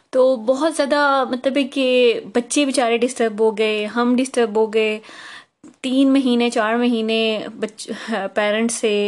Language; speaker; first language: Urdu; native; Urdu